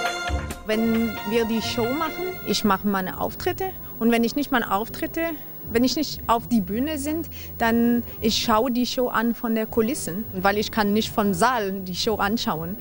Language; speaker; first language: German; non-native, learner; French